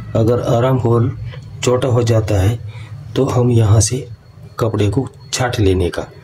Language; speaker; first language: Hindi; non-native, local second language; Kannada